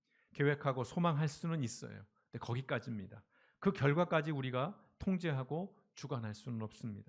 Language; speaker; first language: Korean; native; Korean